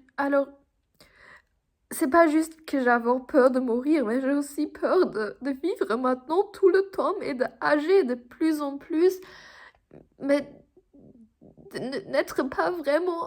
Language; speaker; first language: French; non-native, fluent; German